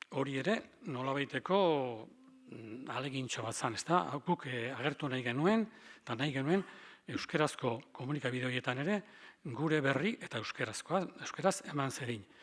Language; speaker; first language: Basque; native; Basque